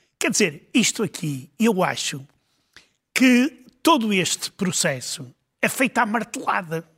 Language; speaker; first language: Portuguese; native; Portuguese